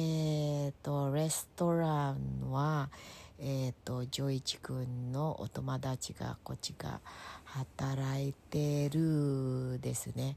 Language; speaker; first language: Japanese; non-native, fluent; Filipino